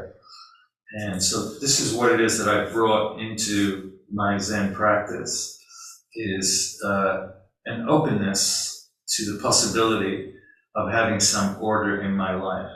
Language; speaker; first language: English; native; English